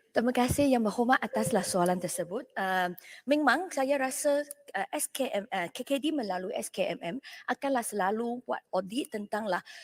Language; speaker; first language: Malay; non-native, local second language; Chinese